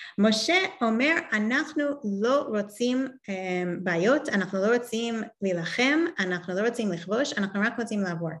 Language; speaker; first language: Hebrew; non-native, fluent; English